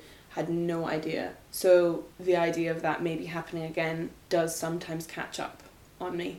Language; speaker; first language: English; native; English